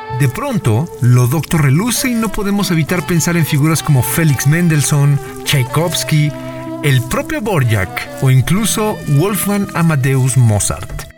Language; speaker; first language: Spanish; native; Spanish